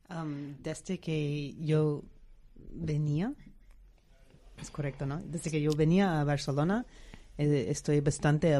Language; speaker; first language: Spanish; non-native, fluent; English